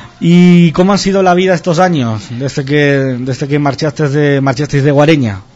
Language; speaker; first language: Spanish; native; Spanish